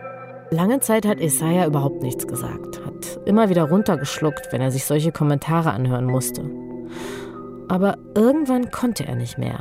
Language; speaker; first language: German; native; German